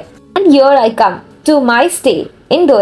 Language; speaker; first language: Hindi; native; Hindi